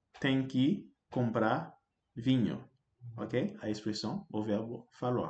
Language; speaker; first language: Portuguese; non-native, fluent; French